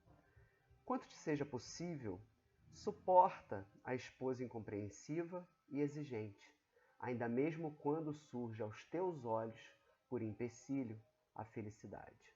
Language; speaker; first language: Portuguese; native; Portuguese